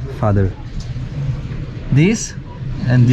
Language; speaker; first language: English; non-native, learner; Polish